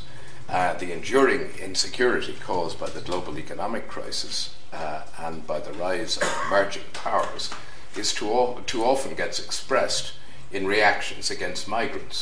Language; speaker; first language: English; native; English